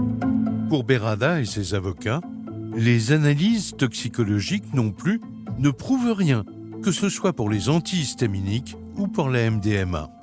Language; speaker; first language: French; native; French